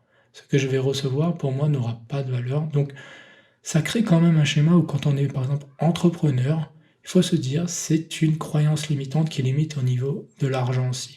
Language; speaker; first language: French; native; French